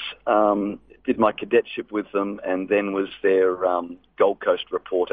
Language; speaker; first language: English; native; English